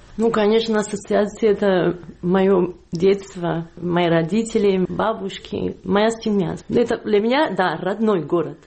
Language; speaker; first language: Russian; non-native, fluent; Catalan